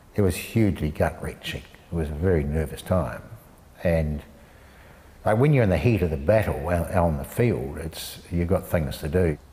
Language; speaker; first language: English; native; English